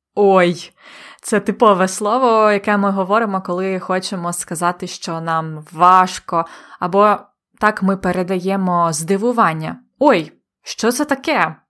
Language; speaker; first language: Ukrainian; native; Ukrainian